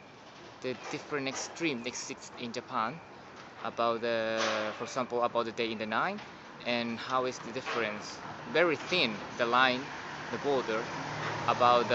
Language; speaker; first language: English; non-native, learner; Spanish